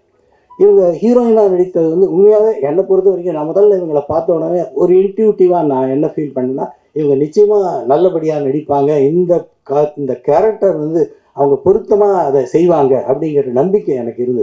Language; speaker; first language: Tamil; native; Tamil